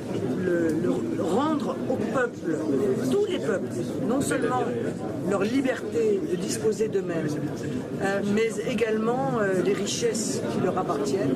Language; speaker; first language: French; native; French